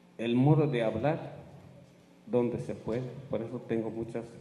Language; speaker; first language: Spanish; non-native, local second language; Tzotzil